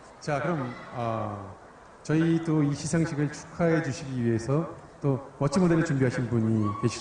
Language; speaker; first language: Korean; native; Korean